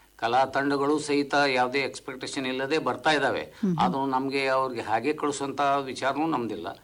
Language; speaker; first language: Kannada; non-native, local second language; Konkani